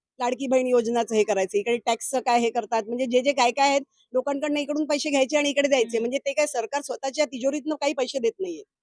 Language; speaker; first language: Marathi; native; Marathi